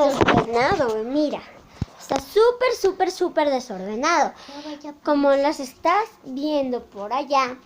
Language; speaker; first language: Spanish; native; Spanish